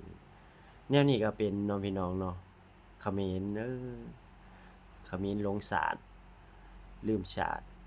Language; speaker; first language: Thai; non-native, local second language; Lao